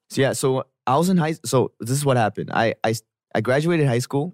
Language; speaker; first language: English; early bilingual, other home language; Korean